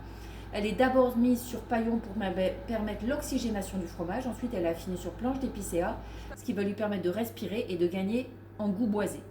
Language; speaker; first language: French; native; French